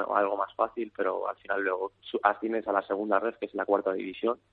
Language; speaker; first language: Spanish; native; Spanish